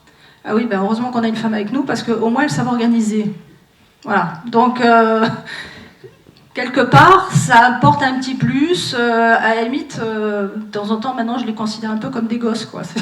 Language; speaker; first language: French; native; French